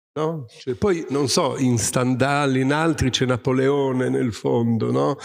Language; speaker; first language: Italian; native; Italian